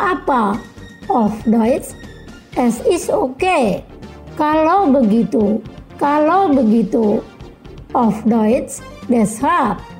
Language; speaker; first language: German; non-native, fluent; Indonesian